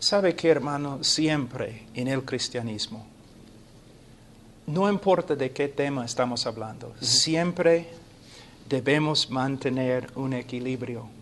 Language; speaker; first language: Spanish; non-native, fluent; English